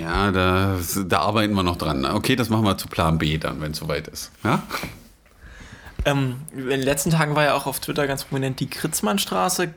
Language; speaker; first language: German; native; German